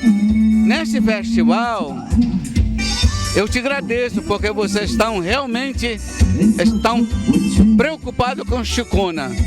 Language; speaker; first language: Portuguese; non-native, local second language; Ticuna